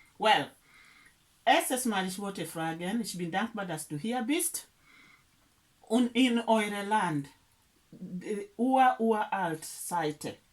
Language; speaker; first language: German; non-native, learner; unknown